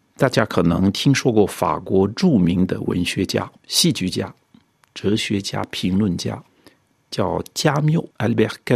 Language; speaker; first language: Chinese; non-native, fluent; French